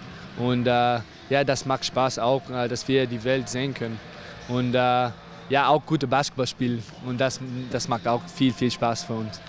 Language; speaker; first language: German; non-native, learner; English